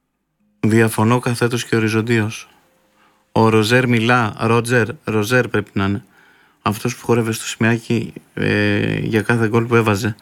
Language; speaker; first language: Greek; native; Greek